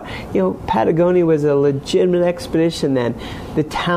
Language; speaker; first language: English; native; English